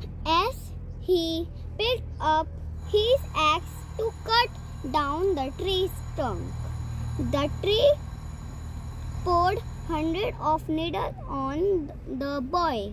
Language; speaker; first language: English; non-native, learner; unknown